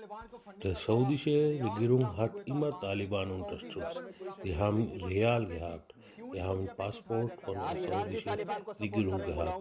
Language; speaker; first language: German; non-native, learner; Urdu